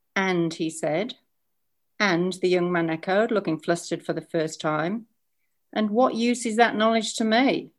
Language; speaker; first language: English; native; English